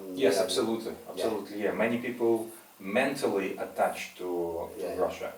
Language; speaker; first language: English; non-native, fluent; Russian